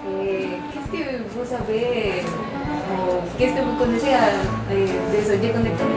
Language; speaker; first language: French; non-native, learner; Spanish